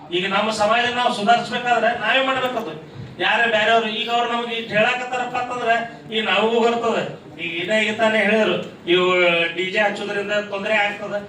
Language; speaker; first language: Kannada; native; Kannada